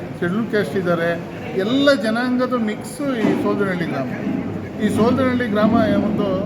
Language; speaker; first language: Kannada; native; Kannada